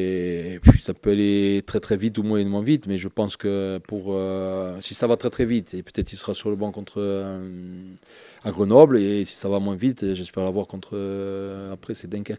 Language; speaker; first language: French; native; French